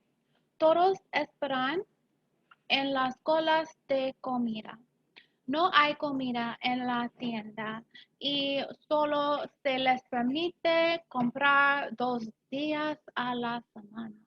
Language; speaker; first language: Spanish; non-native, learner; English